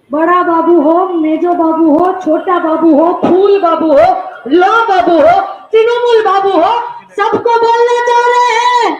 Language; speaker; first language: Hindi; non-native, local second language; Bangla